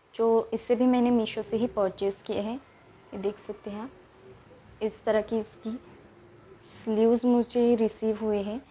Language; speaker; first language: Hindi; native; Hindi